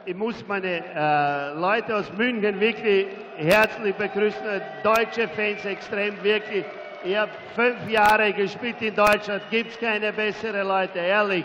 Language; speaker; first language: German; non-native, fluent; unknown